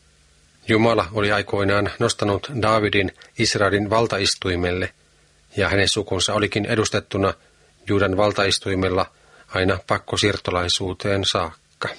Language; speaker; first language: Finnish; native; Finnish